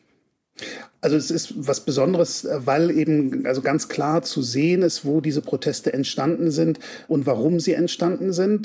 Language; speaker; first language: German; native; German